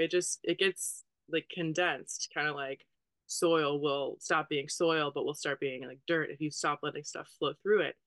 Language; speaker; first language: English; native; English